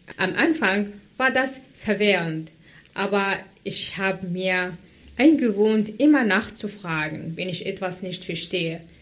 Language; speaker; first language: German; non-native, fluent; Arabic